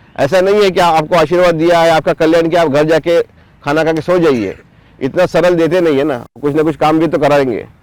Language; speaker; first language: Hindi; non-native, local second language; Marathi